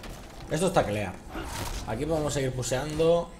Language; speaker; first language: Spanish; native; Spanish